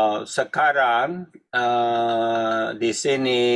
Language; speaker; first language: Indonesian; non-native, learner; English